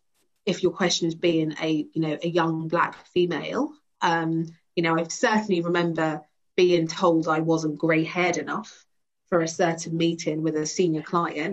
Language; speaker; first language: English; native; English